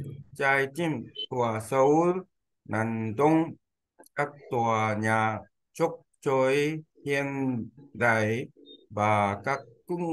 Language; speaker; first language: Vietnamese; non-native, learner; Korean